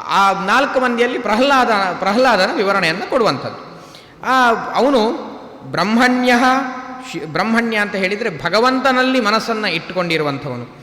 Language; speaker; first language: Kannada; native; Kannada